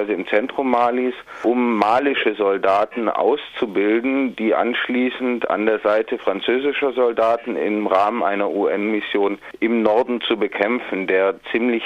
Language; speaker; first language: German; native; German